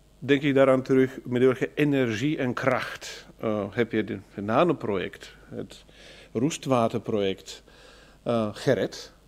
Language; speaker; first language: Dutch; non-native, fluent; German